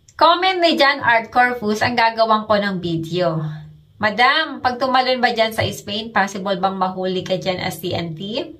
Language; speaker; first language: Filipino; native; Filipino